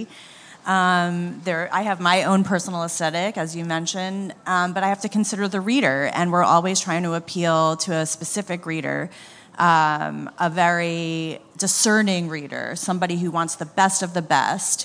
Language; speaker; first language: English; native; English